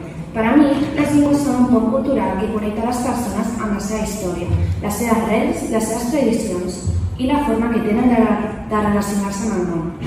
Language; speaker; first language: Catalan; non-native, local second language; Spanish